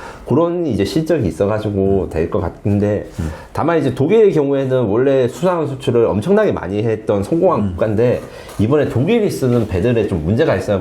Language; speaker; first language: Korean; native; Korean